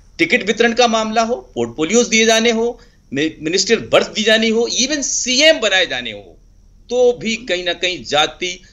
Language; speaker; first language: Hindi; native; Hindi